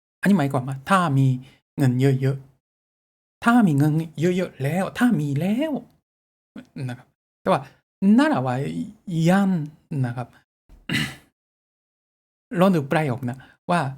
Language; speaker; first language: Thai; non-native, fluent; Japanese